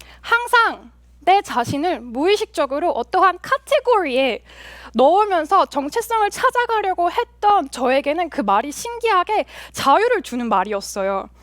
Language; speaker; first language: Korean; early bilingual, heritage; Korean